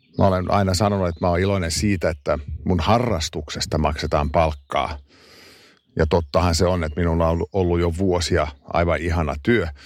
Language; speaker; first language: Finnish; non-native, local second language; Swedish